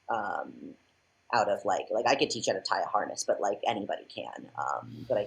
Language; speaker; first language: English; native; English